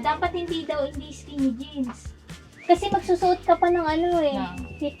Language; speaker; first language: Filipino; native; Filipino